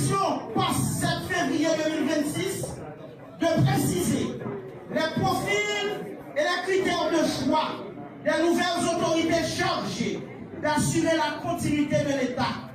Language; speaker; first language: French; non-native, local second language; Haitian Creole